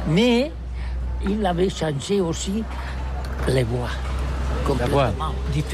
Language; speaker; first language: French; non-native, learner; Catalan